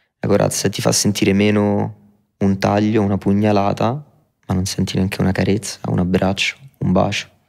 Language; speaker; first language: Italian; native; Italian